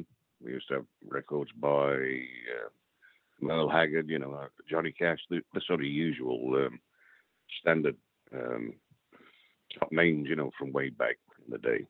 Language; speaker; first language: English; native; English